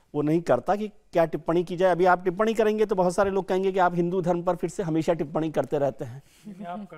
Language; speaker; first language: Hindi; native; Hindi